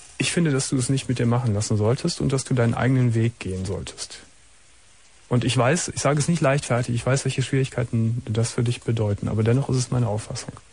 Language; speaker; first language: German; native; German